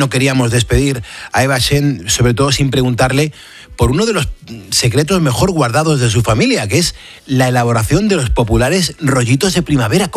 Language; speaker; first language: Spanish; native; Spanish